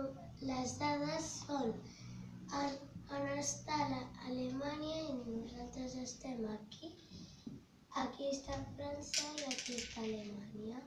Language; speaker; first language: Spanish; non-native, local second language; Catalan